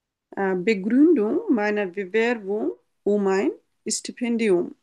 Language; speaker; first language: German; non-native, learner; Bangla